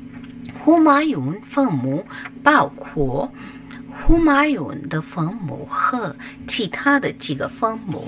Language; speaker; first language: Chinese; non-native, learner; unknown